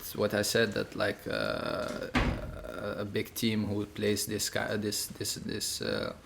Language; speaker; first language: English; non-native, fluent; Dutch